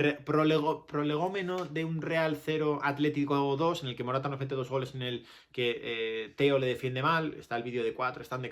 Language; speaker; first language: Spanish; native; Spanish